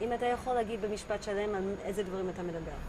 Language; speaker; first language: Hebrew; native; Hebrew